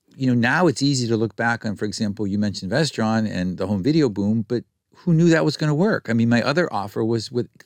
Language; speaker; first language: English; native; English